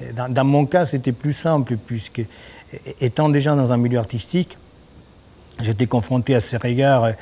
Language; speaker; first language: French; non-native, fluent; Spanish